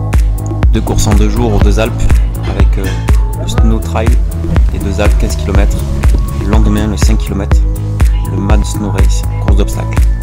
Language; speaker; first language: French; native; French